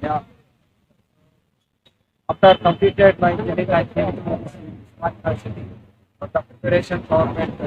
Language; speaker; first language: English; non-native, learner; Telugu